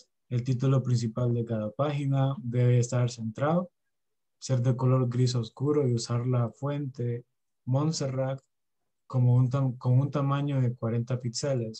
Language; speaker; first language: Spanish; native; Spanish